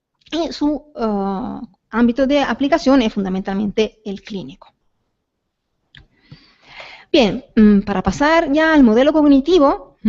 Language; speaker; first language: Spanish; native; Spanish